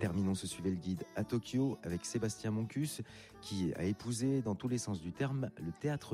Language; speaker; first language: French; native; French